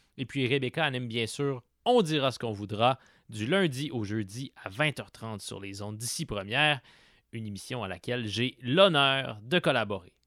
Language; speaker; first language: French; native; French